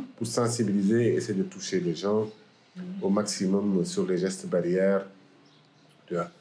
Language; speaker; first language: French; non-native, local second language; Wolof